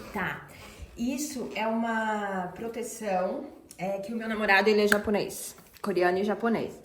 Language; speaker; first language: Portuguese; native; Portuguese